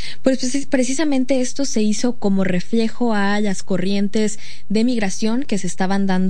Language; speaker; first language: Spanish; native; Spanish